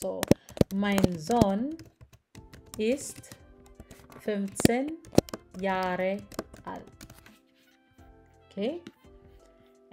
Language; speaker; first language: German; non-native, learner; Filipino